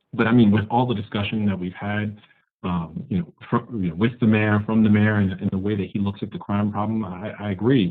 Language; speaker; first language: English; native; English